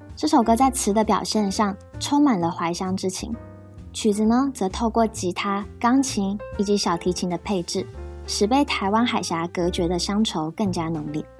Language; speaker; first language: Chinese; native; Chinese